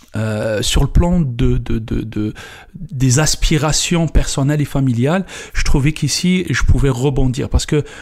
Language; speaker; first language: French; non-native, local second language; Kabyle